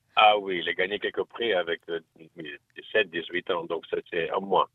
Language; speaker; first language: French; non-native, fluent; English